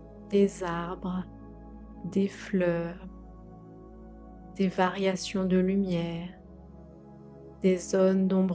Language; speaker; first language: French; native; French